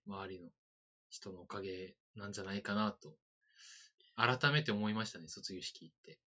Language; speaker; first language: Japanese; non-native, fluent; Korean